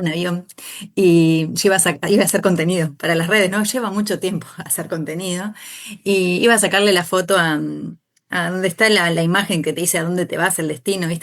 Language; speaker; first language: Spanish; native; Spanish